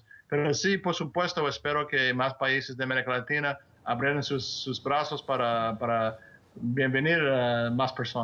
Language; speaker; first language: Spanish; non-native, fluent; English